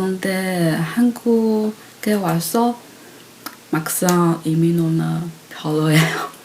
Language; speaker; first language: Korean; non-native, learner; Chinese